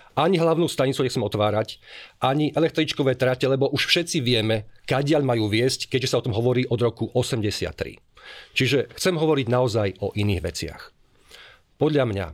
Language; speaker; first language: Slovak; native; Slovak